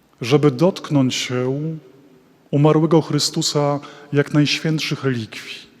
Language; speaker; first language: Polish; native; Polish